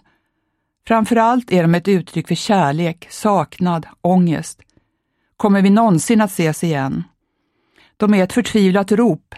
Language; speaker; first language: Swedish; early bilingual, other home language; Hungarian